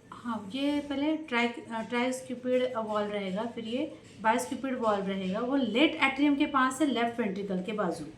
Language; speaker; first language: Hindi; non-native, local second language; Marathi